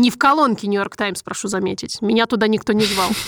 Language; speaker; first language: Russian; native; Russian